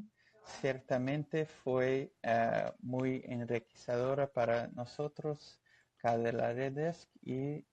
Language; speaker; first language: Spanish; non-native, fluent; Portuguese